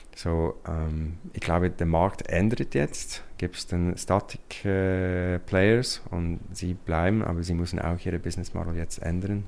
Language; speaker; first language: German; non-native, learner; English